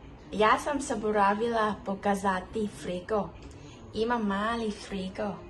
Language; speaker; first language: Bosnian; early bilingual, heritage; Bosnian